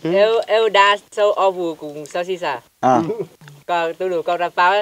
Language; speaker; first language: Portuguese; non-native, learner; Vietnamese